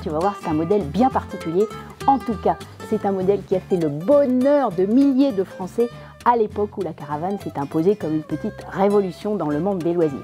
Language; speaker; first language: French; native; French